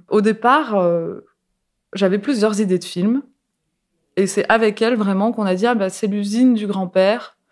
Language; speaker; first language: French; native; French